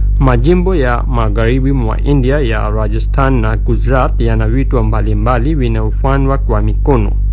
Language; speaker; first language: Swahili; non-native, fluent; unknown